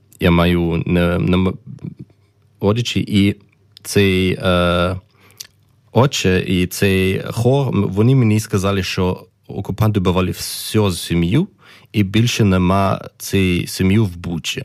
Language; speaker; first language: Ukrainian; non-native, learner; German